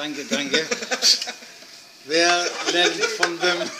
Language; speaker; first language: German; non-native, learner; Greek